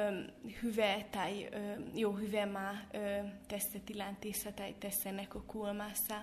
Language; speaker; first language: Finnish; non-native, fluent; Hungarian